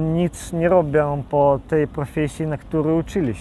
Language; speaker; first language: Polish; non-native, local second language; Belarusian